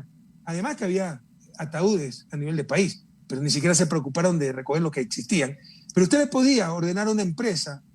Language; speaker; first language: Spanish; native; Spanish